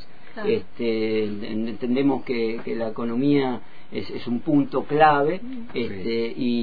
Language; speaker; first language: Spanish; native; Spanish